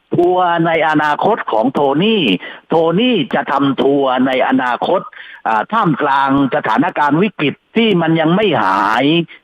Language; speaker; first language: Thai; native; Thai